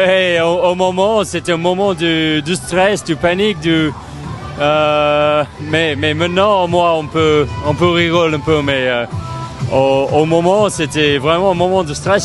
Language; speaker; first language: French; non-native, fluent; English